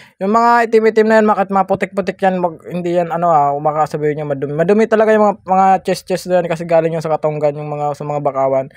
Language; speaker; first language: Filipino; non-native, local second language; Masbatenyo